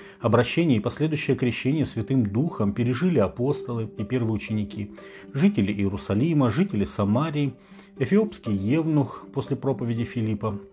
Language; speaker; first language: Russian; native; Russian